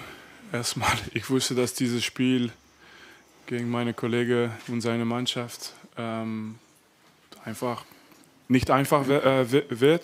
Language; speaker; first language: German; non-native, fluent; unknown